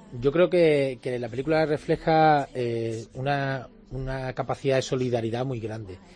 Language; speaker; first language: Spanish; native; Spanish